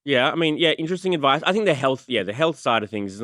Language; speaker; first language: English; native; English